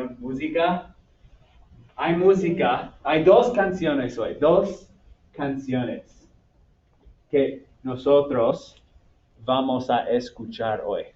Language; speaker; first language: Spanish; non-native, fluent; English